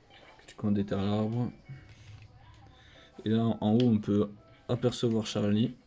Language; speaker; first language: French; native; French